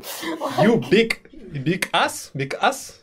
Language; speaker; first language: English; non-native, learner; Russian